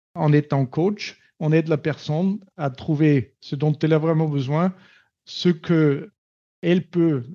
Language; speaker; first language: French; non-native, fluent; German